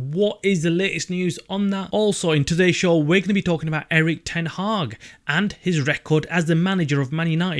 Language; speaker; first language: English; native; English